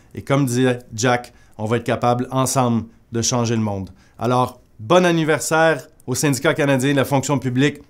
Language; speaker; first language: French; native; French